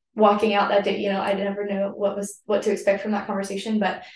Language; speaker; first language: English; native; English